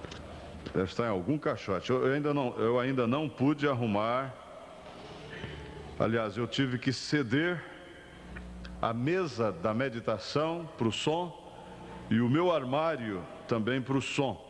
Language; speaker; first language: Portuguese; native; Portuguese